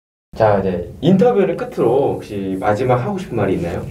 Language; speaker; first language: Korean; native; Korean